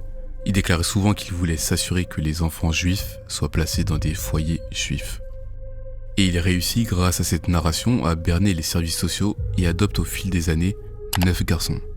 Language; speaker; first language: French; native; French